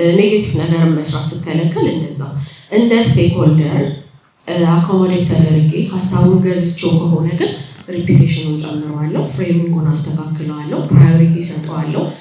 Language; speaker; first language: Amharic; native; Amharic